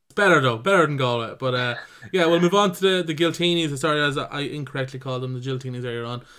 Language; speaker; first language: English; native; English